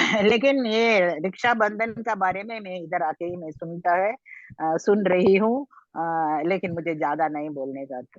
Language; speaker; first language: Hindi; non-native, local second language; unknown